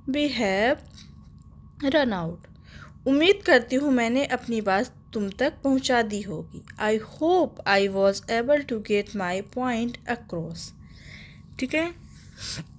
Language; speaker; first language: Hindi; native; Hindi